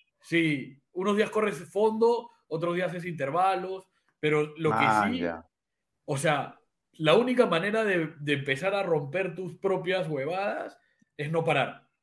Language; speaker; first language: Spanish; native; Spanish